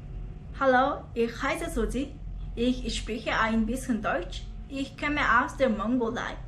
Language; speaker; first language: German; non-native, learner; Mongolian